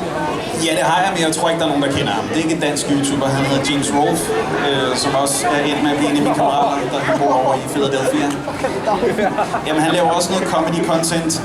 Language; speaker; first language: Danish; native; Danish